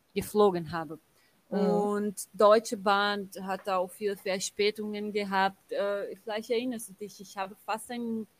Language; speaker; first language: German; non-native, fluent; Portuguese